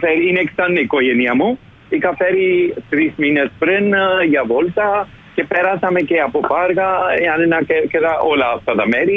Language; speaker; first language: Greek; non-native, fluent; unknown